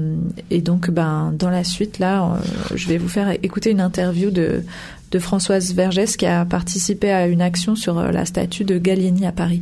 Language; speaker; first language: French; native; French